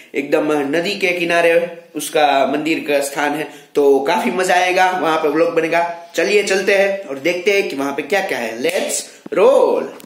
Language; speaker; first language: Hindi; non-native, local second language; Gujarati